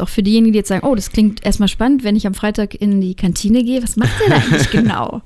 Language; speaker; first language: German; native; German